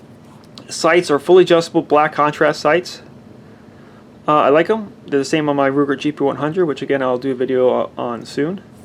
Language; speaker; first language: English; native; English